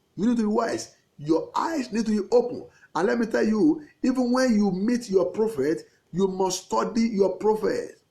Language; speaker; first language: English; non-native, local second language; Yoruba